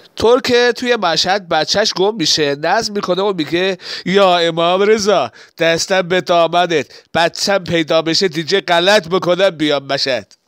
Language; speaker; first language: Persian; non-native, local second language; Assyrian Neo-Aramaic